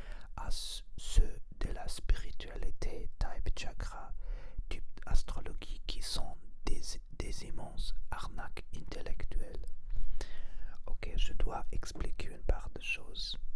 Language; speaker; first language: French; non-native, learner; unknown